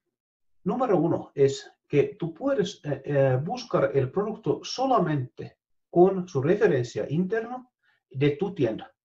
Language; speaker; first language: Spanish; non-native, fluent; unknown